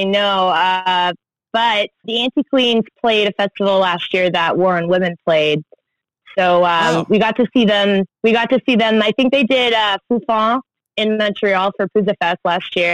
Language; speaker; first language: English; native; English